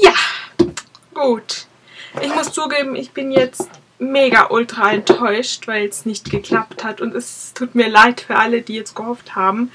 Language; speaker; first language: German; native; German